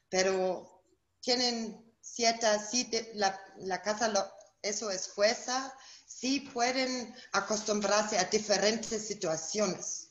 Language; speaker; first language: Spanish; non-native, fluent; German